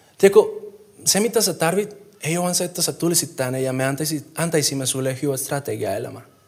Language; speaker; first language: Finnish; non-native, fluent; Spanish